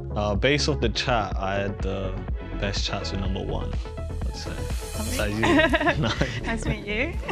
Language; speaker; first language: English; native; English